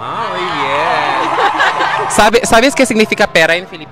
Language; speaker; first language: Spanish; non-native, fluent; Filipino